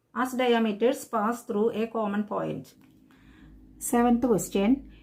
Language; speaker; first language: English; non-native, local second language; Malayalam